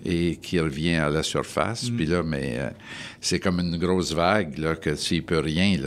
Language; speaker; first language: French; native; French